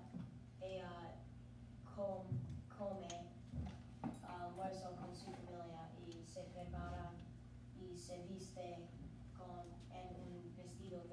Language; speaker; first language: Spanish; non-native, learner; English